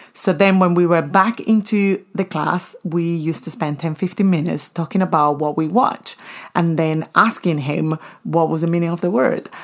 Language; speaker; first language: English; non-native, fluent; Spanish